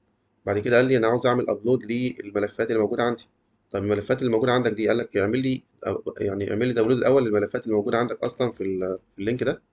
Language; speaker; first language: Arabic; native; Arabic